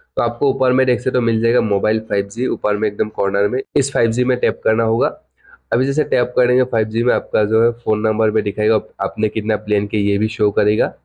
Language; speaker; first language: Hindi; non-native, local second language; Assamese